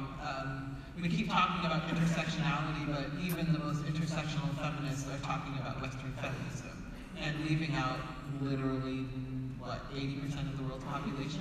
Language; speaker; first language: English; native; English